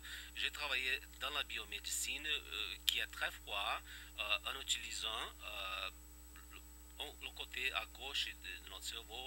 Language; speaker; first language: French; non-native, fluent; Portuguese